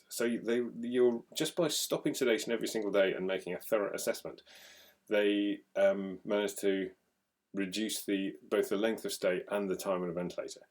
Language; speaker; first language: English; native; English